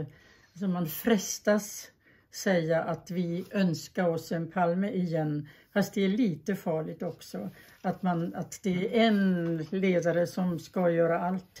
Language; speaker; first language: Swedish; early bilingual, other home language; German